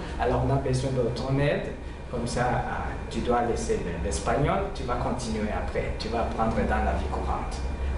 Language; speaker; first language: French; non-native, local second language; Rundi